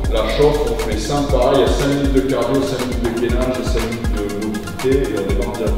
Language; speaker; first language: French; native; French